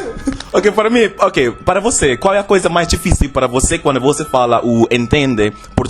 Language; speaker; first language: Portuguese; non-native, learner; English